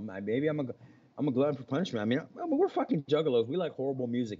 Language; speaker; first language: English; native; English